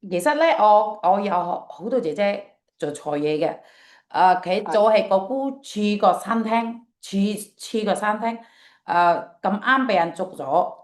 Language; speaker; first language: Chinese; non-native, fluent; Indonesian